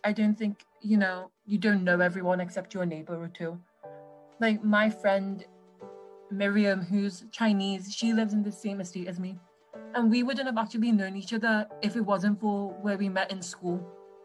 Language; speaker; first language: English; native; English